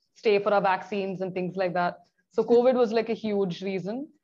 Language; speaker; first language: English; non-native, local second language; Malayalam